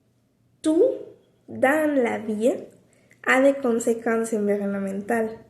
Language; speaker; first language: French; non-native, learner; Spanish